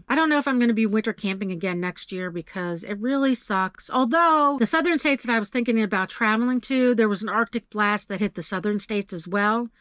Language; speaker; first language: English; native; English